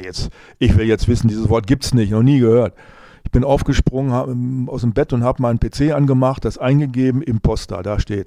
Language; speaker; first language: German; native; German